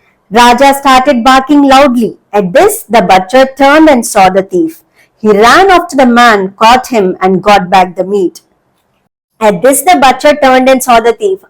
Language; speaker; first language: English; non-native, local second language; Telugu